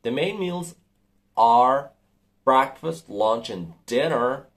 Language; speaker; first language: English; non-native, fluent; Persian